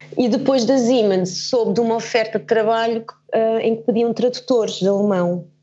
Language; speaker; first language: Portuguese; early bilingual, heritage; Portuguese